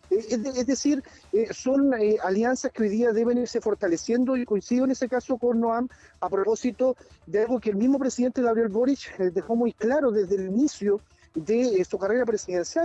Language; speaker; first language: Spanish; native; Spanish